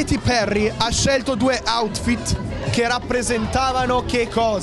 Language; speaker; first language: Italian; native; Italian